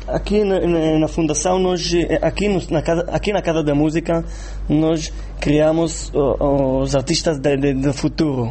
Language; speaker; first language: Portuguese; non-native, fluent; Hebrew